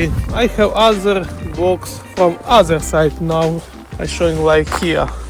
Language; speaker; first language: English; non-native, learner; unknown